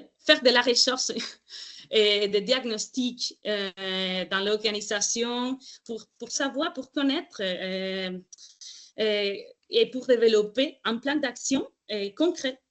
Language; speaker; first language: French; non-native, fluent; Spanish